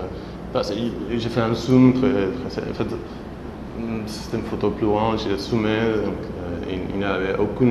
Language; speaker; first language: French; non-native, fluent; Spanish